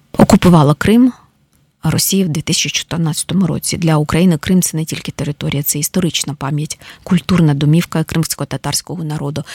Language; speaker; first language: Ukrainian; native; Ukrainian